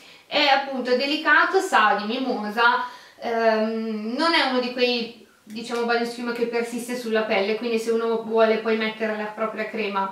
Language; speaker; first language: Italian; native; Italian